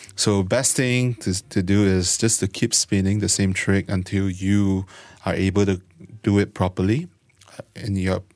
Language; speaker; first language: English; non-native, local second language; Chinese